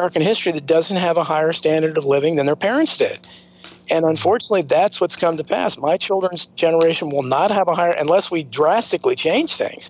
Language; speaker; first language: English; native; English